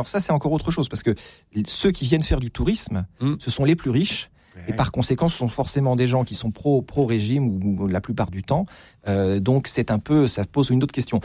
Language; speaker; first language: French; native; French